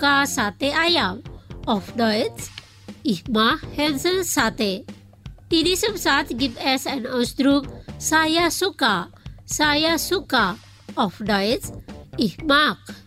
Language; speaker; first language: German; non-native, fluent; Indonesian